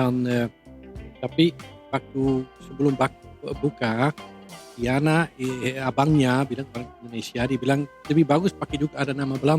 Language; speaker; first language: Indonesian; non-native, fluent; Dutch